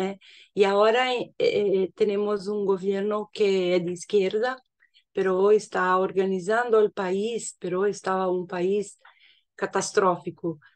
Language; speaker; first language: Spanish; non-native, learner; Portuguese